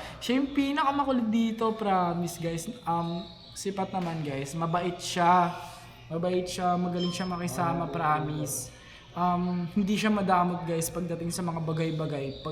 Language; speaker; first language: Filipino; native; Filipino